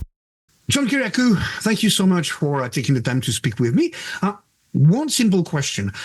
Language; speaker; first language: English; non-native, fluent; French